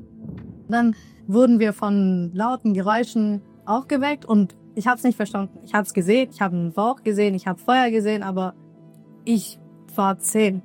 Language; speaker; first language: German; early bilingual, other home language; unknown